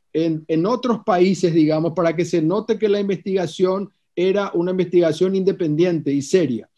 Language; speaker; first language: Spanish; native; Spanish